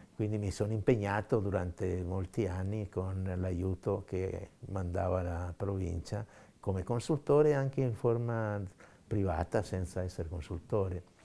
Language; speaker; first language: Italian; native; Italian